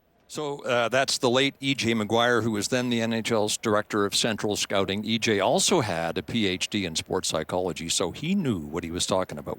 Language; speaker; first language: English; native; English